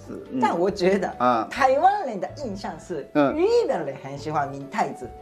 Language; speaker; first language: Chinese; non-native, fluent; Japanese